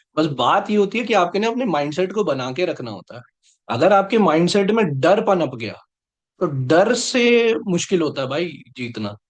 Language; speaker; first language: Hindi; native; Hindi